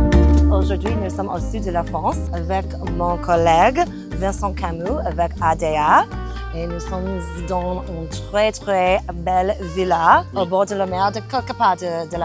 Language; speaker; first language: French; non-native, fluent; English